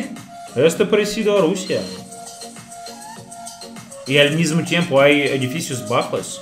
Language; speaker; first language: Spanish; non-native, learner; Russian